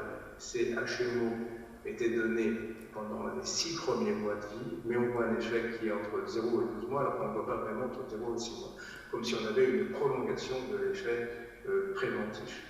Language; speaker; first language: French; native; French